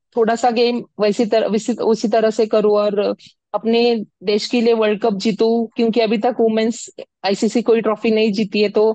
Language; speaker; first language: Hindi; non-native, local second language; Marathi